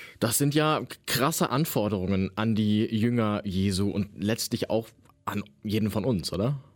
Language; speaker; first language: German; native; German